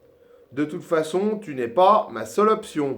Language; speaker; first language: French; native; French